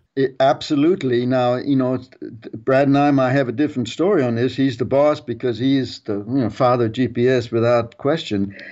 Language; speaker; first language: English; early bilingual, other home language; German